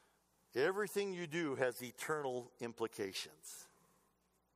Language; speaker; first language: English; native; English